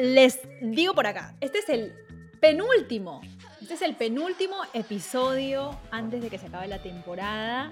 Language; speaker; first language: Spanish; native; Spanish